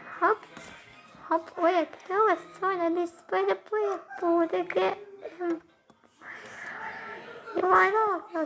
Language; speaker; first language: Turkish; early bilingual, heritage; Turkish